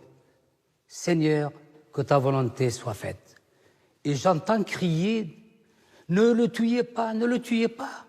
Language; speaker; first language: French; non-native, fluent; Assyrian Neo-Aramaic